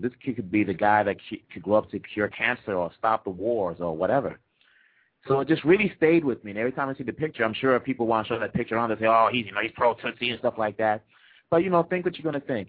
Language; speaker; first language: English; native; English